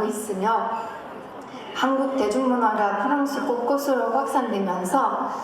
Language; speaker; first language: Korean; non-native, fluent; French